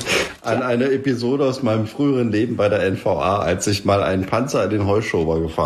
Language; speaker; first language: German; native; German